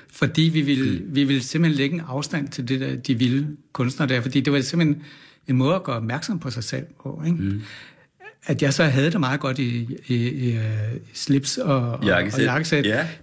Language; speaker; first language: Danish; native; Danish